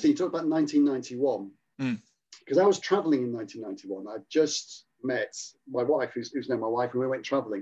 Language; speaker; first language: English; native; English